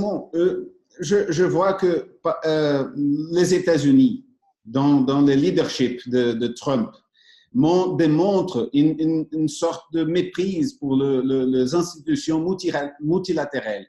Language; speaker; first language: French; non-native, fluent; Portuguese